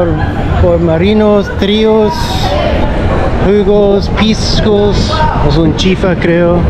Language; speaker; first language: Spanish; non-native, learner; English